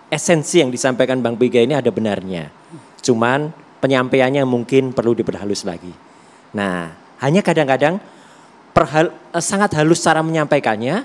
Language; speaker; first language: Indonesian; native; Indonesian